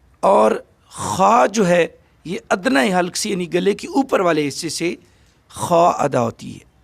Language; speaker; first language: Urdu; non-native, local second language; Pashto